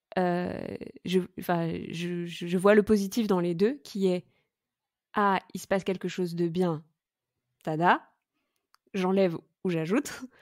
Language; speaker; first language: French; native; French